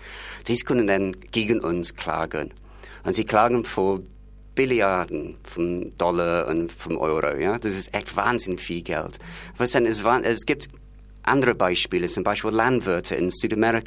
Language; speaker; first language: German; non-native, fluent; English